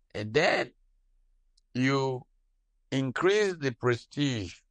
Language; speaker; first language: English; non-native, local second language; Hausa